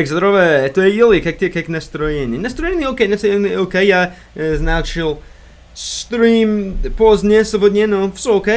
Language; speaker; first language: Russian; non-native, learner; English